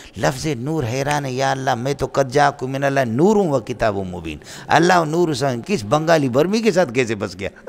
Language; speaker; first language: Urdu; non-native, local second language; Brahui